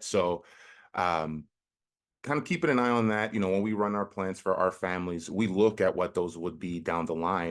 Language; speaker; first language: English; native; English